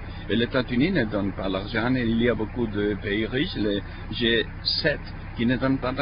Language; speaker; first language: French; non-native, fluent; Spanish